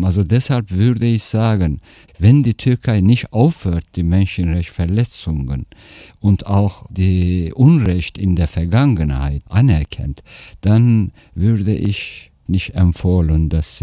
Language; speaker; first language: German; non-native, fluent; Turkish